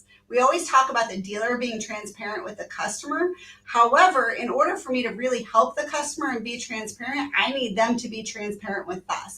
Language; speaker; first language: English; native; English